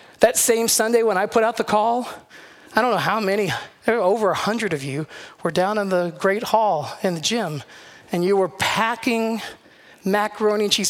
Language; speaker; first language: English; native; English